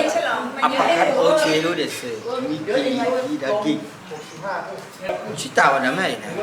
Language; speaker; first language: Japanese; non-native, learner; Thai